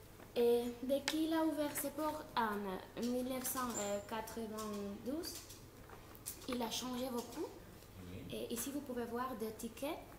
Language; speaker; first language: French; non-native, fluent; Spanish